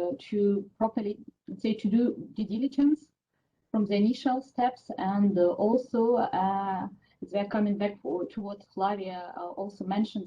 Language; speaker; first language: English; non-native, fluent; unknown